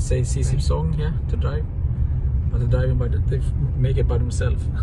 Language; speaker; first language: English; non-native, learner; Swedish